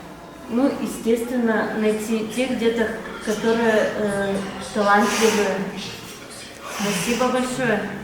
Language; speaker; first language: Russian; native; Russian